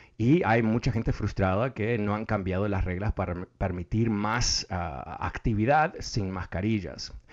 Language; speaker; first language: Spanish; early bilingual, heritage; Spanish